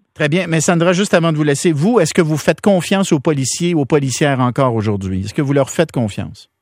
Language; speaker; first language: French; native; French